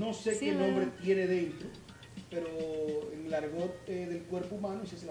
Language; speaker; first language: Spanish; native; Spanish